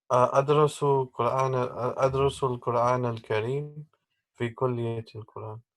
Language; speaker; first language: Arabic; non-native, learner; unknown